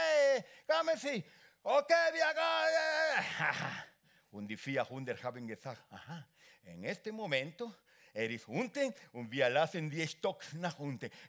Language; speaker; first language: German; non-native, learner; Spanish